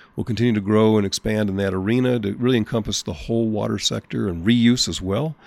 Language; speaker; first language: English; native; English